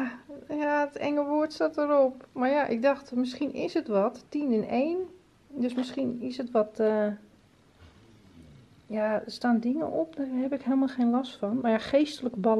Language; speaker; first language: Dutch; native; Dutch